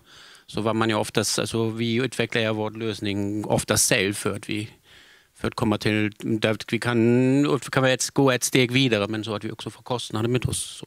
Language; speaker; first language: Swedish; non-native, fluent; German